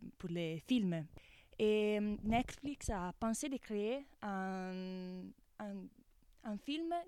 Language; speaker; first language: French; non-native, fluent; Italian